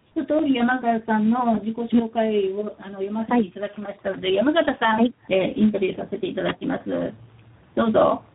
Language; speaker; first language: Japanese; native; Japanese